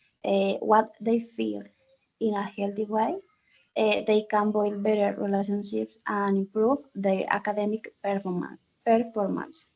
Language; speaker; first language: English; non-native, learner; Spanish